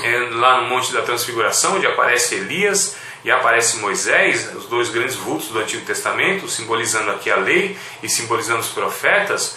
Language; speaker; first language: Portuguese; native; Portuguese